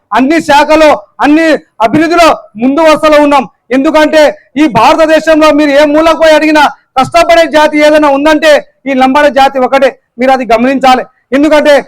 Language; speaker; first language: Telugu; non-native, local second language; Lambadi